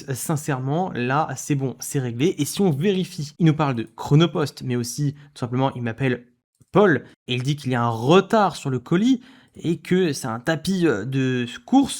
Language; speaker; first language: French; native; French